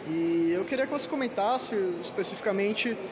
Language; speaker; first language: Portuguese; native; Portuguese